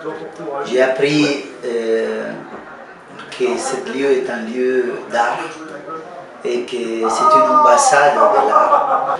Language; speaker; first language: French; non-native, fluent; Spanish